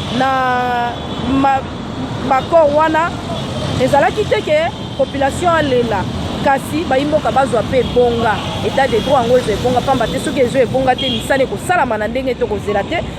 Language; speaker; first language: Lingala; native; Lingala